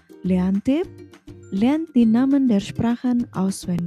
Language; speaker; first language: German; non-native, fluent; Indonesian